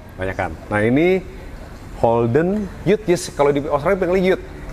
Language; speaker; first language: Indonesian; early bilingual, heritage; Indonesian